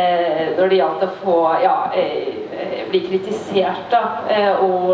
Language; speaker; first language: Norwegian; native; Norwegian